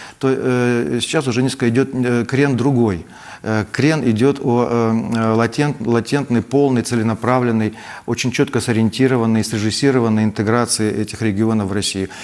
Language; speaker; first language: Russian; native; Russian